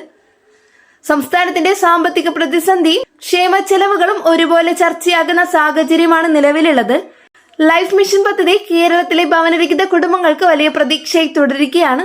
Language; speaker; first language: Malayalam; native; Malayalam